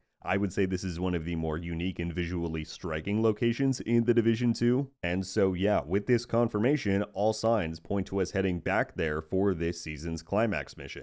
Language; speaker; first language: English; native; English